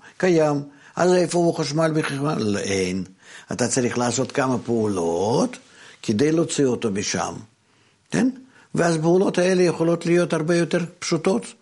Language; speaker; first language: Hebrew; non-native, fluent; Russian